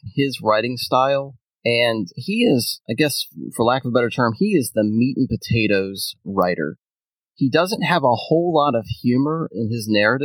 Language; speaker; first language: English; native; English